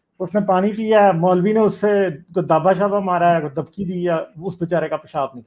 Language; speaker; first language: Urdu; native; Urdu